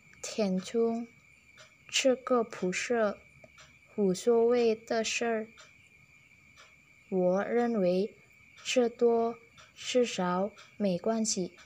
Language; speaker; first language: Chinese; non-native, learner; Indonesian